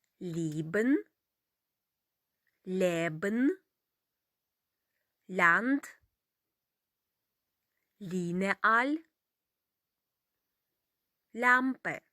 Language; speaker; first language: German; non-native, fluent; Ukrainian